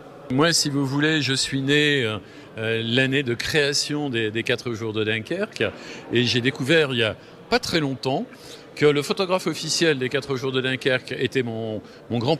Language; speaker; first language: French; native; French